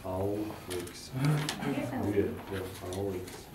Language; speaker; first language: Russian; non-native, local second language; Latvian